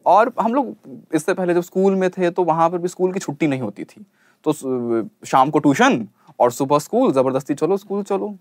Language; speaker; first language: Hindi; native; Hindi